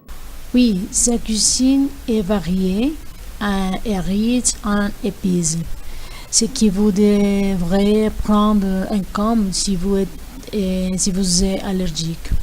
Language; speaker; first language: French; non-native, learner; Spanish